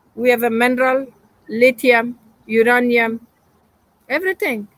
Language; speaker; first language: English; non-native, learner; Persian